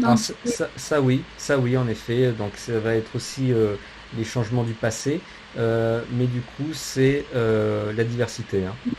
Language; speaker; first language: French; native; French